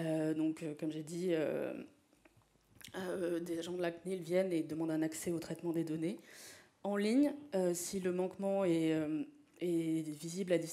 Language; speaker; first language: French; native; French